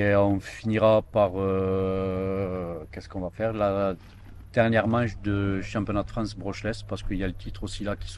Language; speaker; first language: French; native; French